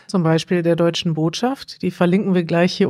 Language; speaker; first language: German; native; German